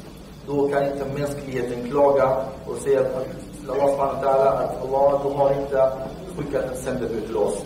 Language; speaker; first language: Swedish; non-native, fluent; Arabic